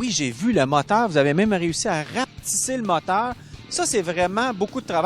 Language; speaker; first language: French; native; French